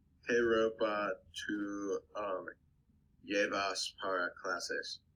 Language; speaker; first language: Spanish; non-native, learner; English